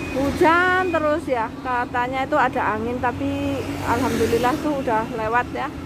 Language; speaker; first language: Indonesian; non-native, local second language; Javanese